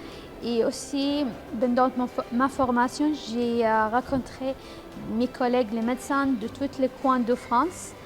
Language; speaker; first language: French; non-native, fluent; Arabic